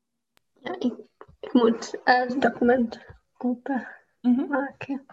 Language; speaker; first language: Dutch; non-native, learner; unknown